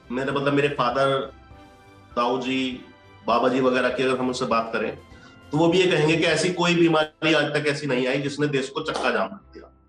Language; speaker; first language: Hindi; native; Hindi